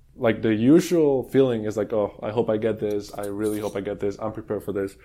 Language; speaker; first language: English; non-native, fluent; Spanish